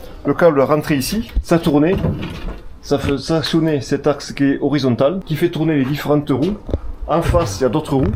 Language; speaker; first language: French; native; French